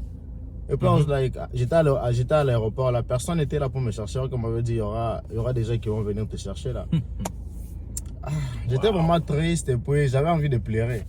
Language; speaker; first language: French; non-native, local second language; Swahili